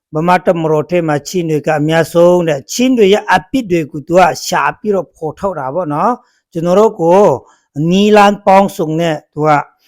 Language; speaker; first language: Burmese; non-native, local second language; Hakha Chin